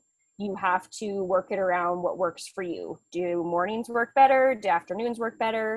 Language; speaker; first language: English; native; English